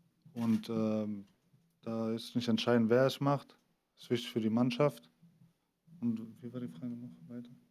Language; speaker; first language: German; early bilingual, other home language; Greek